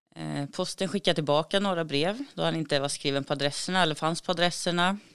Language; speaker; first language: Swedish; native; Swedish